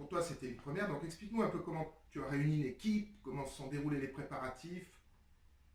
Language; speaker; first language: French; native; French